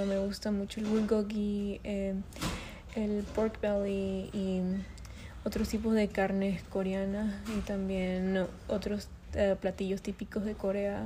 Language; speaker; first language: Spanish; early bilingual, other home language; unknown